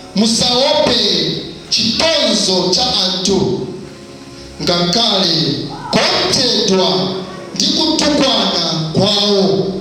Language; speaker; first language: Nyanja; non-native, local second language; Tumbuka